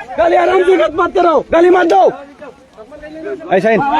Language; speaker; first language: Hindi; non-native, learner; Bangla